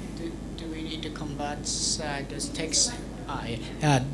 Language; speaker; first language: English; native; English